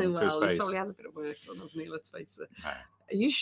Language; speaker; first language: English; native; English